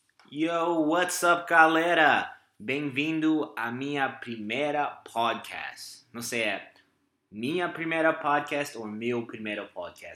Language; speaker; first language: Portuguese; non-native, fluent; English